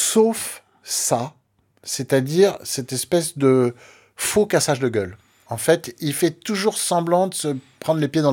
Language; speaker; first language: French; native; French